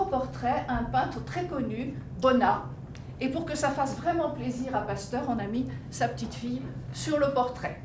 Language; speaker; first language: French; native; French